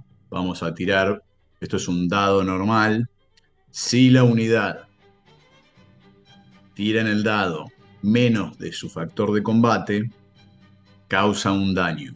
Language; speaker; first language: Spanish; native; Spanish